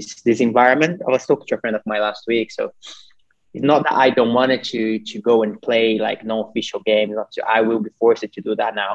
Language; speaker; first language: English; non-native, fluent; Portuguese